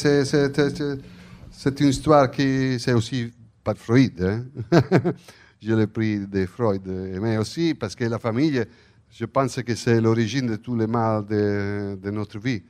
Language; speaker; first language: French; non-native, fluent; Italian